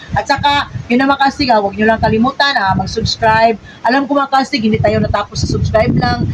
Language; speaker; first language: Filipino; non-native, local second language; Cebuano